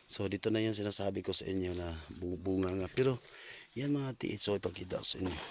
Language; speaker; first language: Filipino; non-native, local second language; Cebuano